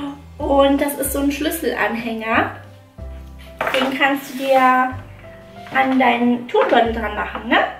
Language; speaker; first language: German; native; German